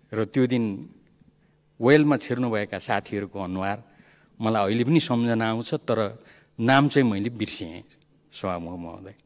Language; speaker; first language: Nepali; non-native, local second language; Limbu